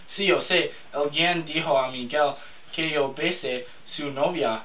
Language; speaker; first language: Spanish; non-native, learner; English